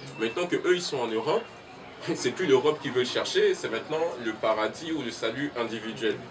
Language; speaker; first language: French; early bilingual, other home language; Lingala